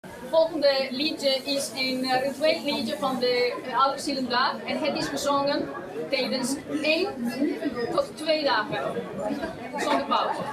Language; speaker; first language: Dutch; non-native, fluent; Spanish